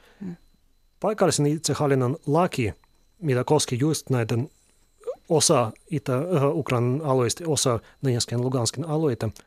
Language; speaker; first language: Finnish; non-native, fluent; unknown